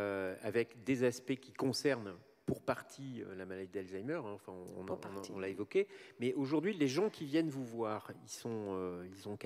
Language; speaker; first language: French; native; French